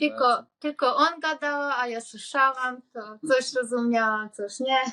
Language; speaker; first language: Polish; non-native, learner; Hungarian